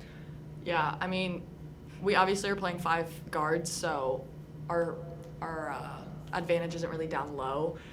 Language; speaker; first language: English; native; English